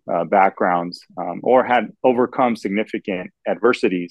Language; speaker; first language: English; native; English